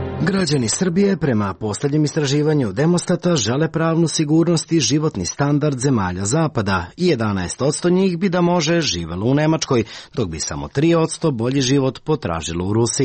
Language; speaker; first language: Serbian; native; Serbian